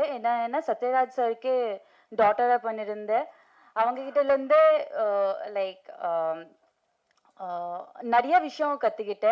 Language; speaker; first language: Tamil; non-native, fluent; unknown